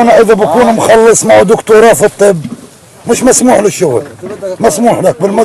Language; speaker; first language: Arabic; native; Arabic